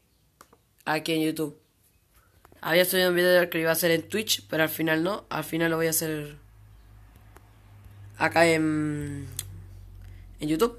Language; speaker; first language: Spanish; native; Spanish